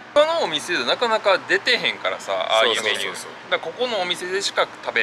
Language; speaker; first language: Japanese; native; Japanese